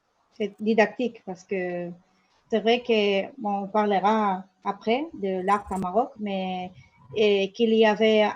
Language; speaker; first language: French; non-native, learner; Spanish